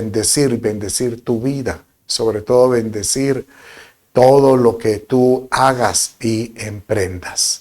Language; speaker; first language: Spanish; native; Spanish